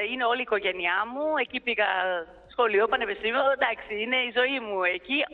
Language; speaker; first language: Greek; early bilingual, heritage; Greek